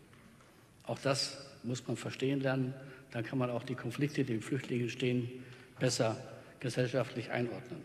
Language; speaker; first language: German; native; German